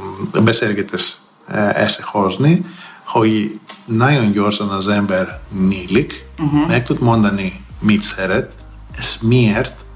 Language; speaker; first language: Hungarian; non-native, fluent; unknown